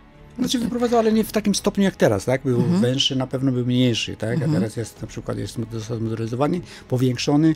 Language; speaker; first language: Polish; non-native, fluent; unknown